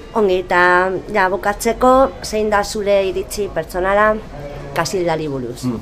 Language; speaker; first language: Basque; non-native, local second language; Spanish